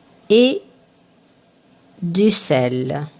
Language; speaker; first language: French; non-native, fluent; Spanish